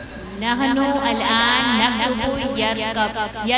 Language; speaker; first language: Arabic; non-native, learner; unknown